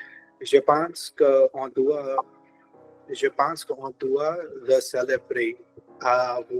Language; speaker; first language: French; non-native, learner; Hindi